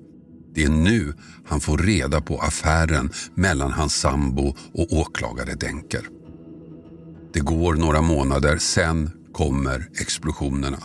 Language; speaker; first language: Swedish; native; Swedish